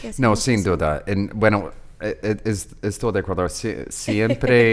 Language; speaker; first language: Spanish; non-native, learner; English